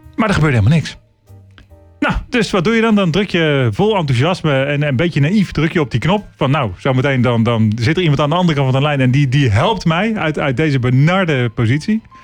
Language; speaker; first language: Dutch; native; Dutch